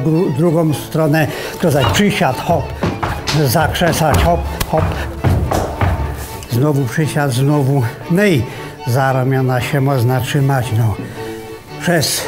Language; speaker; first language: Polish; native; Polish